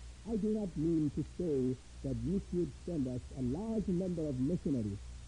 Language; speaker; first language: English; non-native, fluent; Korean